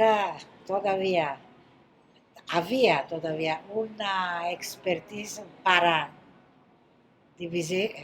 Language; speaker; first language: Spanish; non-native, fluent; Greek